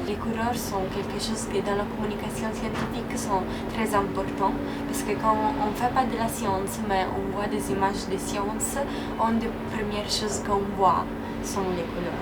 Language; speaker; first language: French; non-native, learner; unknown